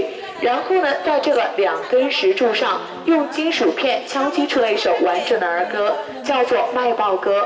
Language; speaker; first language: Chinese; native; Chinese